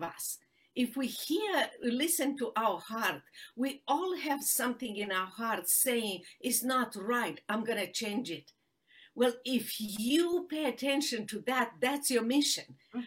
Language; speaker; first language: English; non-native, fluent; Romanian